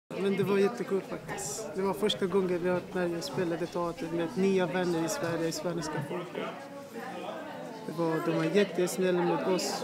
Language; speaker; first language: Swedish; non-native, learner; Persian